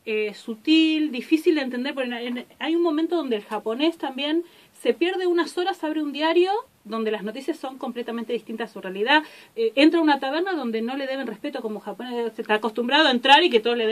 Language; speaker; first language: Spanish; native; Spanish